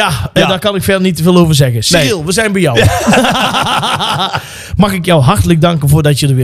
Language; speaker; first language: Dutch; native; Dutch